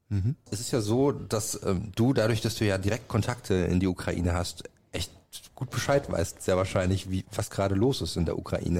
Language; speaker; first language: German; native; German